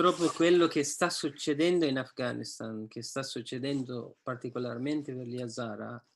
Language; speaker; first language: Italian; non-native, fluent; Persian